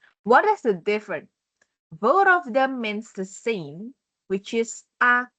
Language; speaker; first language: English; non-native, fluent; Indonesian